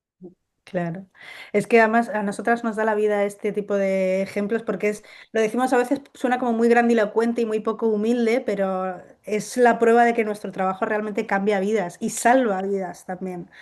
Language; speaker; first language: Spanish; native; Spanish